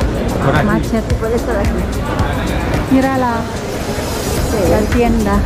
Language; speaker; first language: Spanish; non-native, fluent; Indonesian